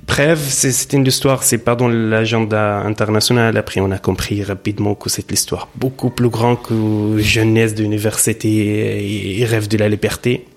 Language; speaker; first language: French; non-native, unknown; Arabic